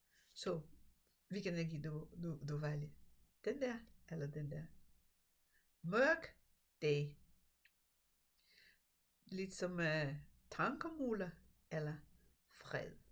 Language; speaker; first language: Danish; non-native, fluent; Portuguese